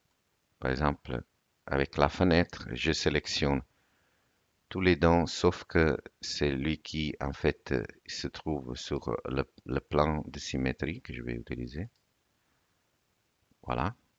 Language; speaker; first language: French; non-native, fluent; Italian